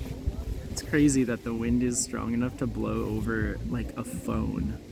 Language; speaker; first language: English; native; English